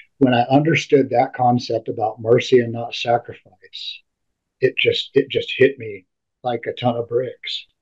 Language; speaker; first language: English; native; English